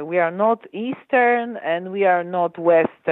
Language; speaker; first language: English; non-native, fluent; Polish